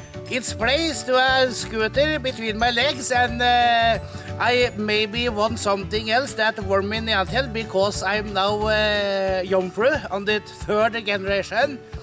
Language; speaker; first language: English; non-native, learner; Norwegian